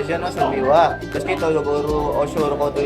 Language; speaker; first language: Japanese; non-native, learner; Indonesian